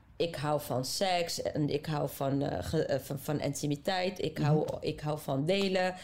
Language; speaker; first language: Dutch; non-native, fluent; Arabic